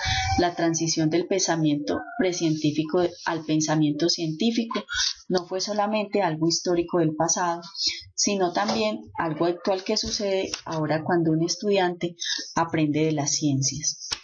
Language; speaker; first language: Spanish; native; Spanish